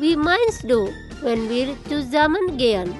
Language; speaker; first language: German; non-native, fluent; Indonesian